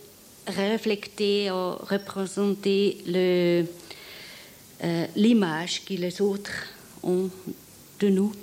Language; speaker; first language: French; non-native, fluent; German